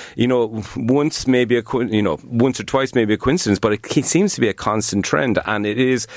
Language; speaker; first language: English; native; English